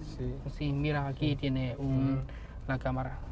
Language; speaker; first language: Spanish; non-native, learner; Chinese